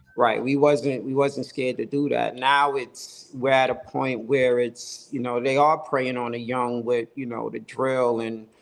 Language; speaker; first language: English; native; English